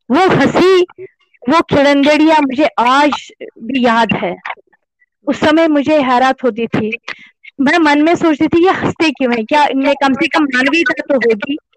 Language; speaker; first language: Hindi; non-native, local second language; Kashmiri